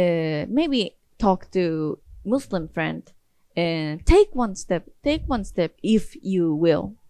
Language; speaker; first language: English; non-native, fluent; Japanese